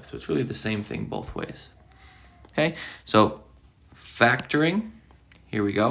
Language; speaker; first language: English; native; English